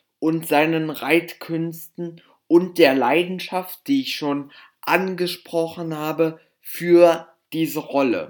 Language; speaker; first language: German; native; German